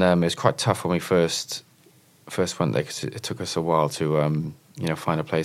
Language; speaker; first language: English; native; English